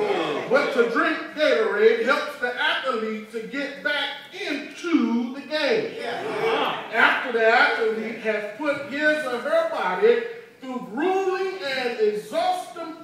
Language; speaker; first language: English; native; English